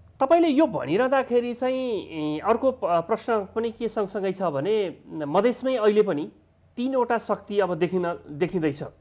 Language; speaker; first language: Nepali; native; Nepali